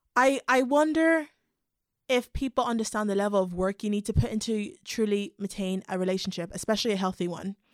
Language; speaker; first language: English; native; English